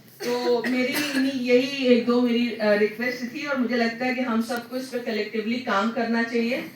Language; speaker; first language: Hindi; native; Hindi